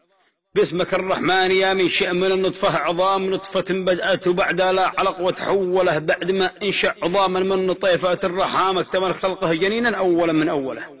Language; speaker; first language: Arabic; native; Arabic